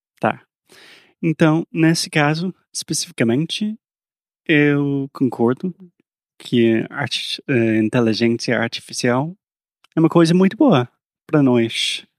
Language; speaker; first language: Portuguese; non-native, fluent; English